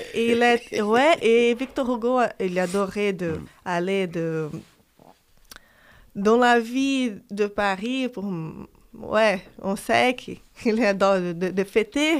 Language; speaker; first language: French; non-native, fluent; Portuguese